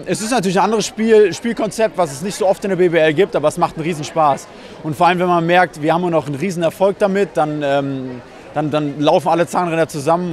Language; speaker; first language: German; native; German